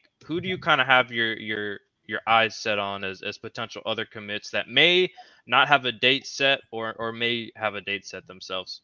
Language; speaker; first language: English; native; English